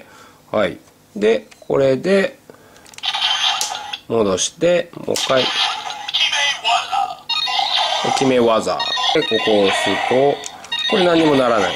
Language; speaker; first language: Japanese; native; Japanese